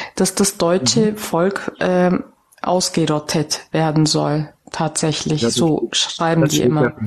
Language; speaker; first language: German; native; German